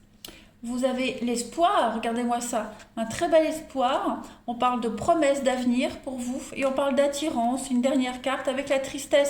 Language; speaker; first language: French; native; French